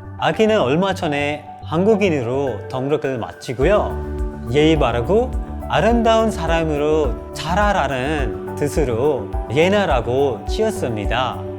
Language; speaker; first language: Korean; non-native, fluent; Sinhala